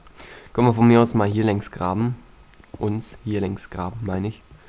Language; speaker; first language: German; native; German